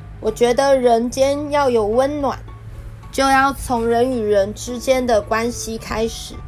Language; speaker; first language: Chinese; native; Chinese